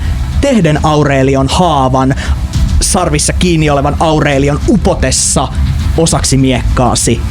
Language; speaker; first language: Finnish; native; Finnish